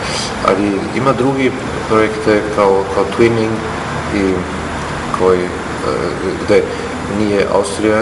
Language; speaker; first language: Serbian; non-native, learner; German